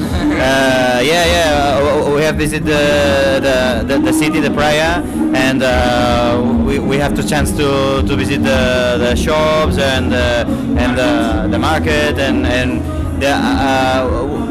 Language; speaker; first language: English; non-native, fluent; Catalan